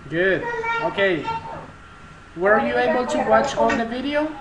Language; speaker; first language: English; non-native, fluent; Spanish